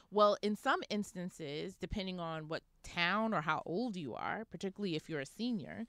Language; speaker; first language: English; native; English